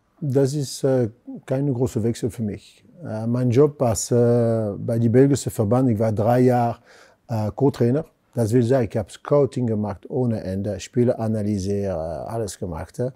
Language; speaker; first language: German; non-native, fluent; French